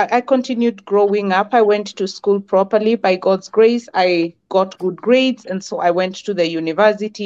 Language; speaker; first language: English; non-native, local second language; Kamba